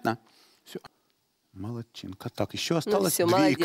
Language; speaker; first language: Russian; native; Russian